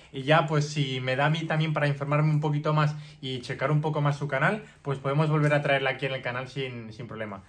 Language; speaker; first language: Spanish; native; Spanish